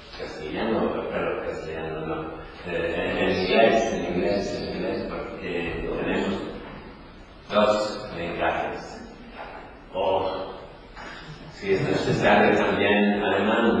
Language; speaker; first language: Spanish; non-native, learner; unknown